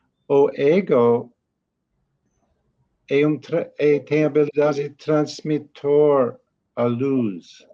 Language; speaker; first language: Portuguese; non-native, learner; English